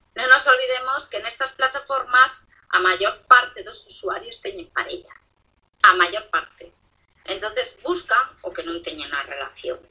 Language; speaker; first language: Galician; non-native, local second language; Spanish